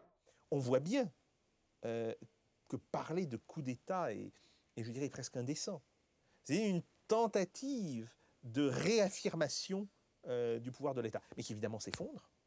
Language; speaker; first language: French; native; French